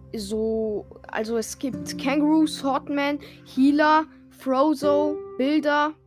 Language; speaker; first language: German; non-native, fluent; French